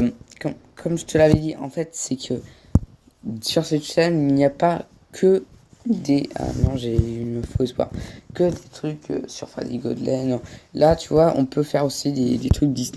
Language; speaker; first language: French; native; French